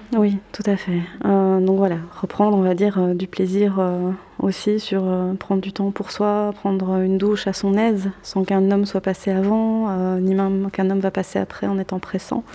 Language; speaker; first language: French; native; French